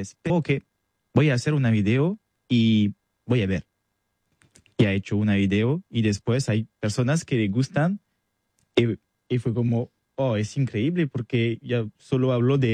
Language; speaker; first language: Spanish; non-native, learner; French